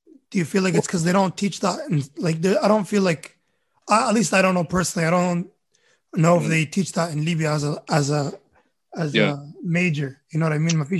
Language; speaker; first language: English; early bilingual, other home language; Arabic